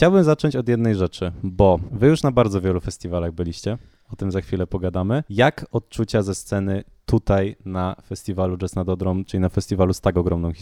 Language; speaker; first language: Polish; native; Polish